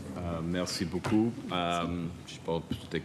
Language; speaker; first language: French; non-native, local second language; English